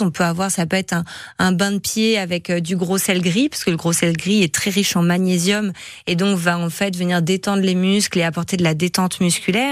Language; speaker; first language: French; native; French